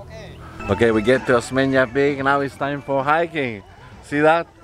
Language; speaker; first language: English; non-native, fluent; Polish